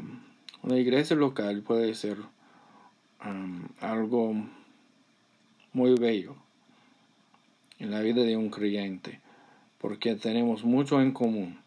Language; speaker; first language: Spanish; non-native, fluent; English